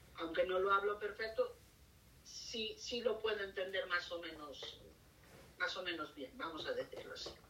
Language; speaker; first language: Spanish; native; Spanish